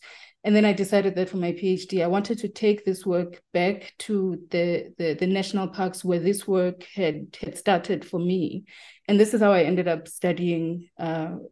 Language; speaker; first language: English; non-native, local second language; Tsonga